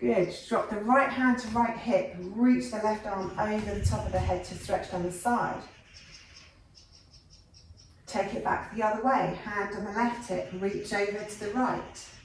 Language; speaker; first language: English; native; English